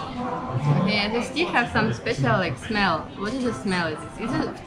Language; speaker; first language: English; non-native, learner; Ukrainian